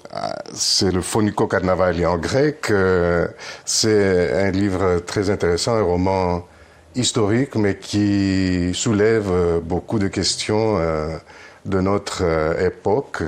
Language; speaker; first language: French; non-native, fluent; Greek